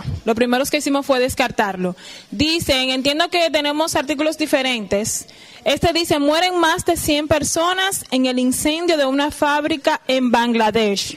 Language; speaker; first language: Spanish; native; Spanish